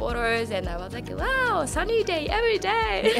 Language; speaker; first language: English; non-native, fluent; Japanese